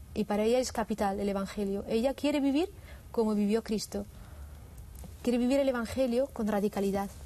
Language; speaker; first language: Spanish; non-native, fluent; Swiss German